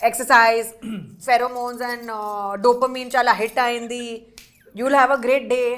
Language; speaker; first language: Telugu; non-native, learner; Hindi